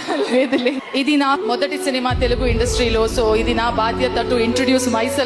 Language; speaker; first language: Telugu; non-native, learner; Kannada